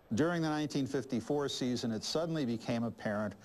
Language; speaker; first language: English; native; English